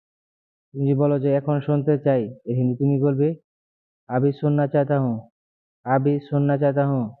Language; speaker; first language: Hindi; non-native, learner; Bangla